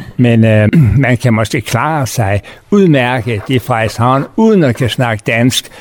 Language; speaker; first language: Danish; native; Danish